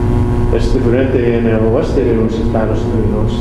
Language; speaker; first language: Spanish; non-native, learner; English